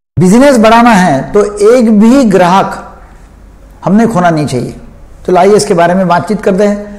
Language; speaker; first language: Hindi; non-native, local second language; Marathi